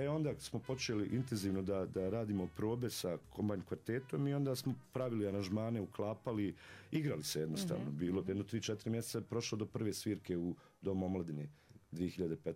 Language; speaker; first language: Serbian; native; Serbian